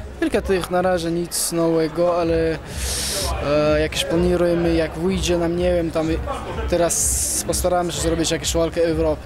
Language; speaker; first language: Polish; non-native, fluent; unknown